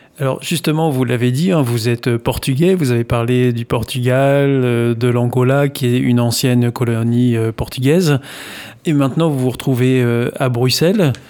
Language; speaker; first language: French; native; French